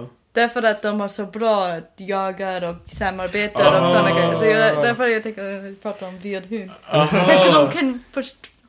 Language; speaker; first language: Swedish; non-native, learner; English